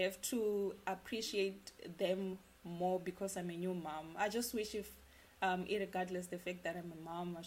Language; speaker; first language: English; non-native, local second language; Venda